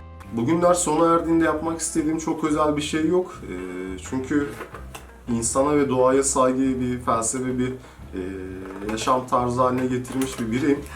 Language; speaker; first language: Turkish; native; Turkish